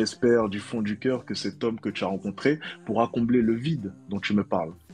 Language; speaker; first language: French; native; French